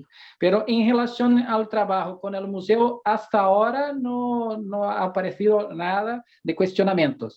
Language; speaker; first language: Spanish; non-native, fluent; Portuguese